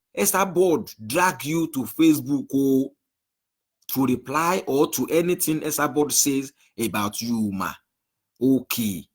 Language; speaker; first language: English; non-native, local second language; Yoruba